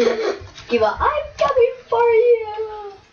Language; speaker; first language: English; non-native, learner; Finnish